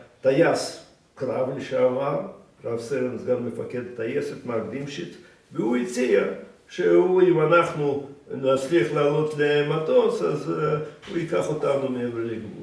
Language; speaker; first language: Hebrew; non-native, fluent; Russian